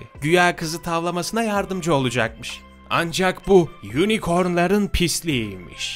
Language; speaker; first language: Turkish; native; Turkish